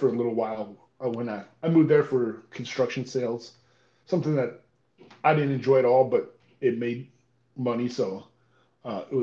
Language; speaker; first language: English; native; English